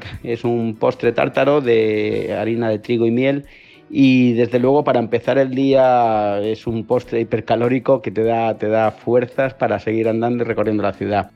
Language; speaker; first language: Spanish; native; Spanish